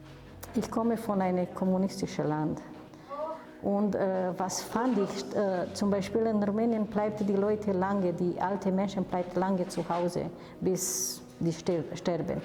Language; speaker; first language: German; non-native, fluent; Romanian